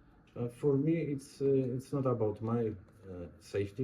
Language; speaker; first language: English; non-native, learner; Polish